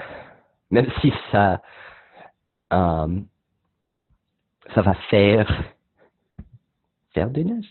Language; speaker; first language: French; non-native, learner; English